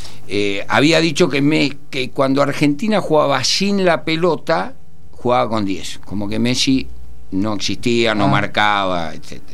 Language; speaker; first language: Spanish; native; Spanish